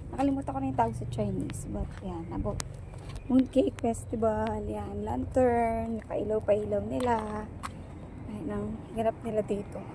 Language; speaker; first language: Filipino; native; Filipino